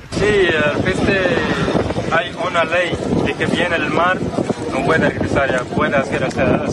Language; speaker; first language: Spanish; non-native, learner; Arabic